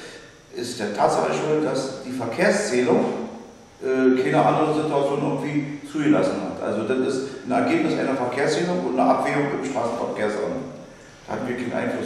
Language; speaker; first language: German; native; German